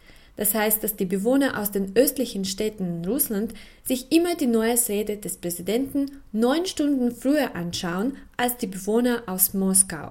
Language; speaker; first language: German; non-native, fluent; Russian